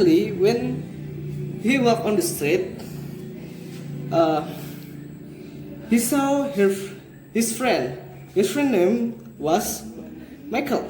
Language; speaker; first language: English; non-native, learner; Indonesian